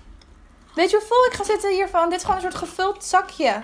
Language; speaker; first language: Dutch; native; Dutch